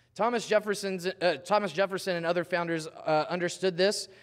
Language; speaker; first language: English; native; English